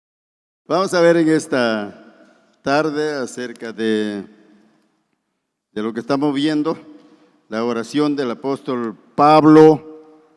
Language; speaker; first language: Spanish; native; Spanish